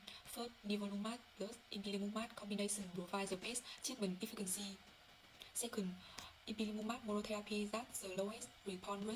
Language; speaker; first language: English; non-native, learner; Vietnamese